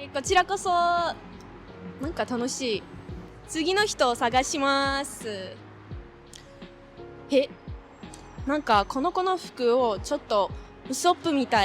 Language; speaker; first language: Japanese; non-native, learner; Georgian